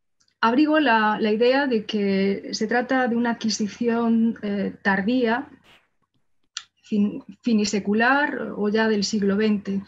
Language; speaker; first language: Spanish; native; Spanish